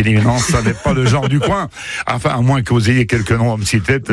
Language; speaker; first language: French; native; French